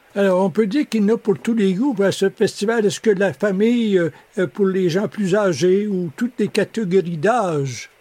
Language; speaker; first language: French; native; French